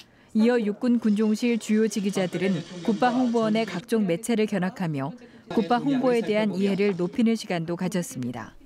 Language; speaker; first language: Korean; native; Korean